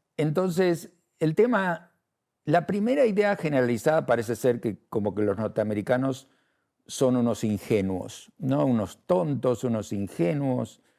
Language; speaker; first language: Spanish; native; Spanish